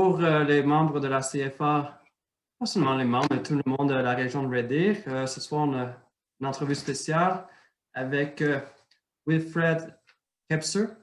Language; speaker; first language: French; native; French